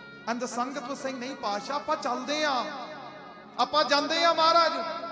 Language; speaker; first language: English; early bilingual, other home language; Punjabi